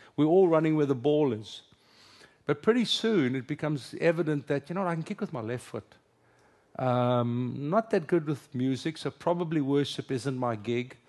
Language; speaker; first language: English; non-native, local second language; Afrikaans